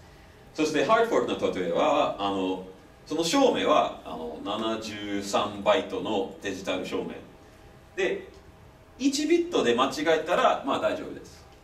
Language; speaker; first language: Japanese; non-native, fluent; English